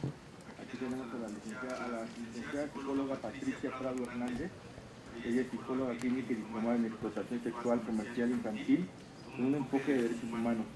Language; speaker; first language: Spanish; native; Spanish